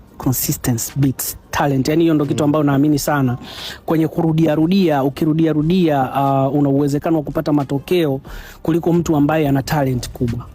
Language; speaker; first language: Swahili; native; Swahili